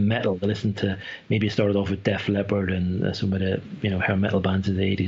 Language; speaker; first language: English; native; English